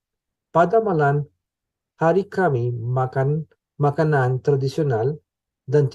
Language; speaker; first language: Indonesian; non-native, learner; English